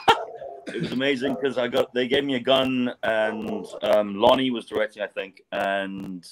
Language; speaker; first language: English; native; English